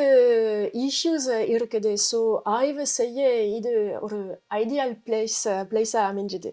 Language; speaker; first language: Tamil; non-native, fluent; Spanish